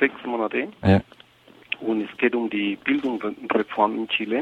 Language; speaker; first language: German; non-native, fluent; Spanish